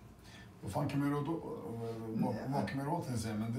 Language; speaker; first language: Swedish; early bilingual, other home language; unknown